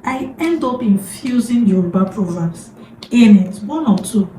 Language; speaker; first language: English; non-native, local second language; Yoruba